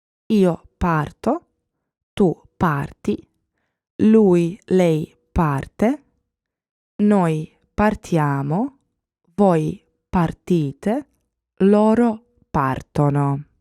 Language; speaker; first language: Italian; non-native, fluent; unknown